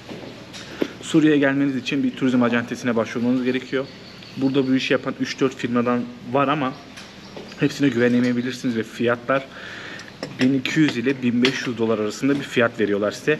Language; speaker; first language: Turkish; native; Turkish